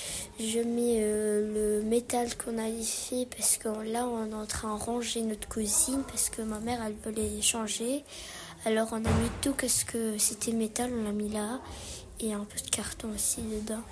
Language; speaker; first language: French; early bilingual, other home language; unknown